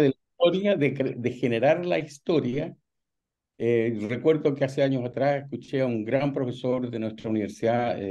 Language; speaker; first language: Spanish; native; Spanish